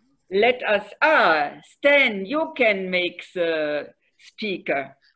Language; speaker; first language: English; non-native, fluent; German